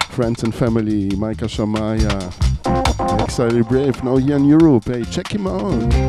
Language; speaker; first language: English; non-native, learner; German